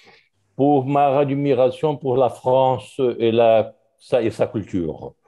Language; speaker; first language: French; non-native, learner; Portuguese